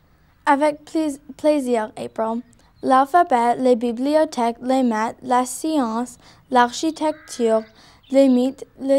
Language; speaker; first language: French; non-native, learner; English